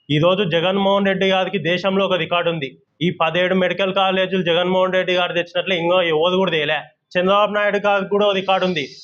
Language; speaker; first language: Telugu; native; Telugu